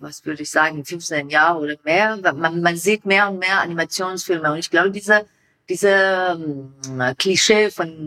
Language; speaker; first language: German; non-native, learner; Persian